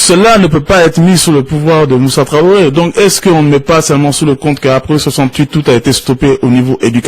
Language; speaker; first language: French; non-native, local second language; Bambara